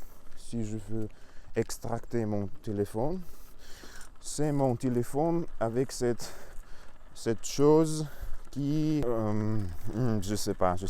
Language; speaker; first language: French; non-native, learner; Russian